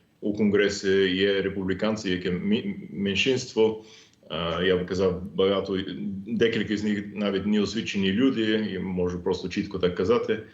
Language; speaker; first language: Ukrainian; non-native, fluent; English